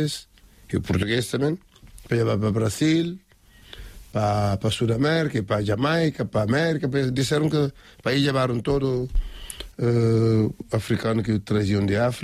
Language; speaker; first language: Spanish; non-native, learner; Kabuverdianu